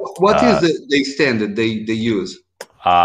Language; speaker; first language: English; non-native, learner; Portuguese